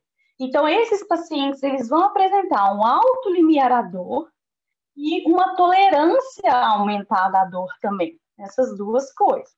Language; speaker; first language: Portuguese; native; Portuguese